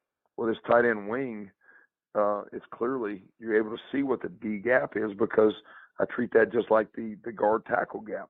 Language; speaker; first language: English; native; English